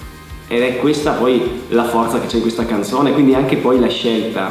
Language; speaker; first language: Italian; native; Italian